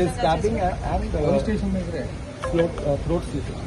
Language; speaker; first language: Telugu; non-native, learner; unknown